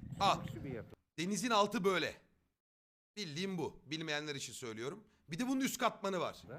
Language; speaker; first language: Turkish; native; Turkish